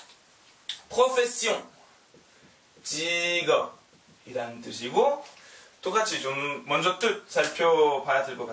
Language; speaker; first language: Korean; non-native, learner; French